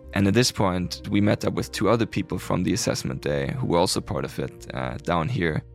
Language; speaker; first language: English; non-native, fluent; German